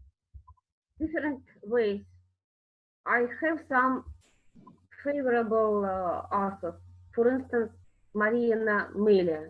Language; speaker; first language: English; non-native, fluent; Russian